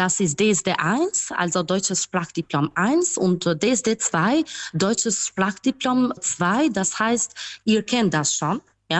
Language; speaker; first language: German; non-native, fluent; Albanian